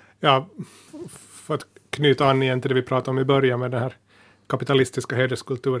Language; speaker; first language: Swedish; native; Swedish